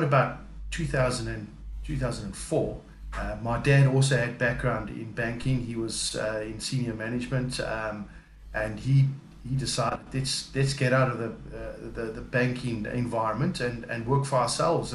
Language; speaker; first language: English; native; English